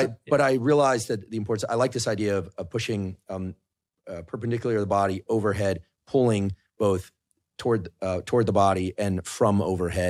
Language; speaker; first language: English; native; English